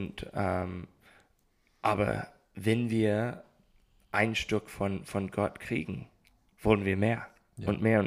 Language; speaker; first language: German; non-native, learner; English